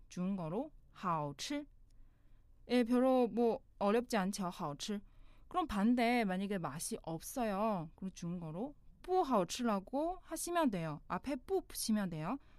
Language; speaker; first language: Korean; non-native, fluent; Chinese